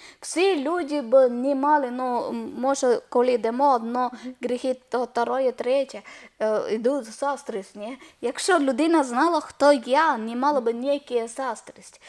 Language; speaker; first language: Ukrainian; non-native, learner; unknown